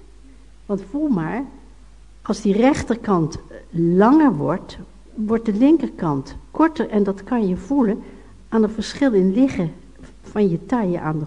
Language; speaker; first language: Dutch; native; Dutch